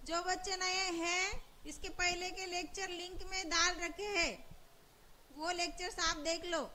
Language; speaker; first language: Hindi; non-native, local second language; Marathi